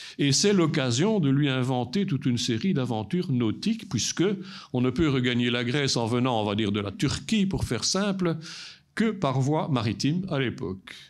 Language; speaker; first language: French; native; French